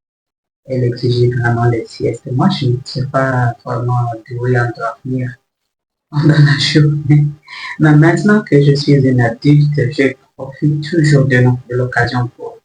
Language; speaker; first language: French; non-native, learner; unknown